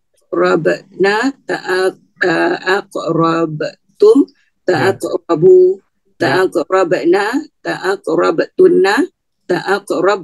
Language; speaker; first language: Arabic; non-native, learner; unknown